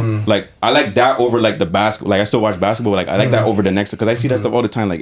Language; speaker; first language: English; native; English